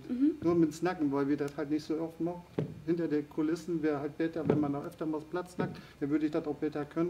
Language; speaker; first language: German; native; German